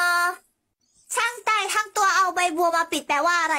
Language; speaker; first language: Thai; early bilingual, other home language; Korean